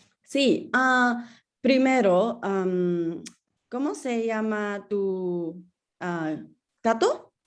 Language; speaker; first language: Spanish; non-native, learner; English